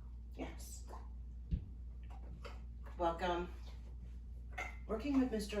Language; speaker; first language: English; native; English